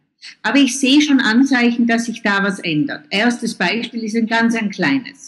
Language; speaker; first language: German; native; German